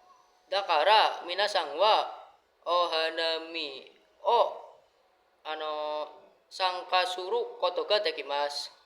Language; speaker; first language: Japanese; non-native, learner; Indonesian